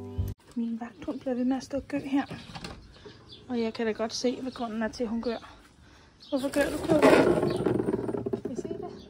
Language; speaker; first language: Danish; native; Danish